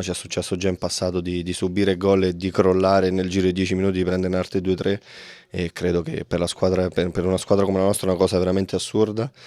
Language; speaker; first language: Italian; native; Italian